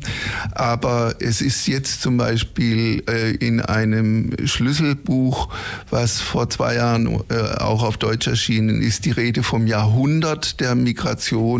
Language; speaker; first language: German; native; German